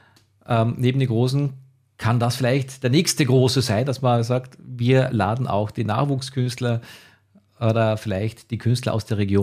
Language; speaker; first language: German; native; German